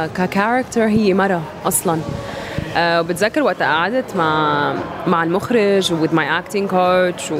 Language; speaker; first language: Arabic; non-native, fluent; English